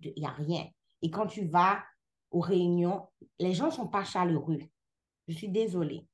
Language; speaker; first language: French; non-native, local second language; Haitian Creole